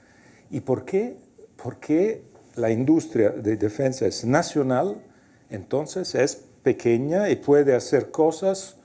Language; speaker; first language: Spanish; non-native, fluent; Italian